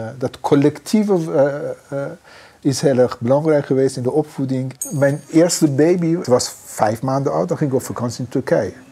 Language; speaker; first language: Dutch; non-native, fluent; Persian